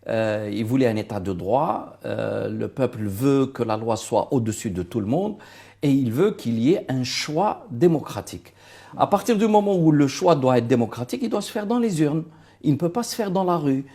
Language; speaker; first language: French; non-native, local second language; Arabic